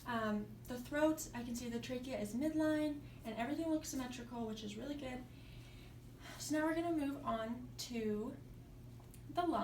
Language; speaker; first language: English; native; English